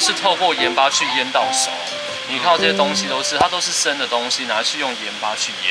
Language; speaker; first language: Chinese; native; Chinese